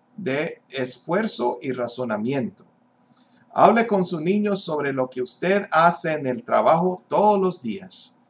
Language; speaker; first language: Spanish; non-native, fluent; English